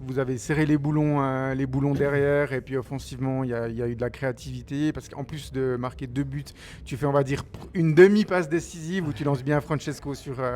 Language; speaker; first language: French; native; French